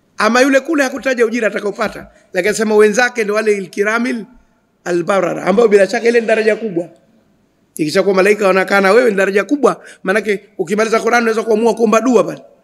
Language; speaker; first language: Swahili; native; Swahili